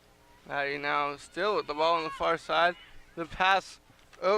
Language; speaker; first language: English; native; English